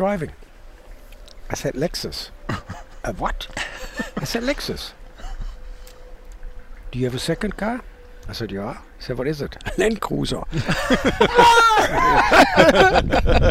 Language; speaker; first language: English; non-native, fluent; German